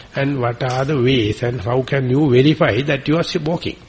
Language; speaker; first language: English; non-native, local second language; Sinhala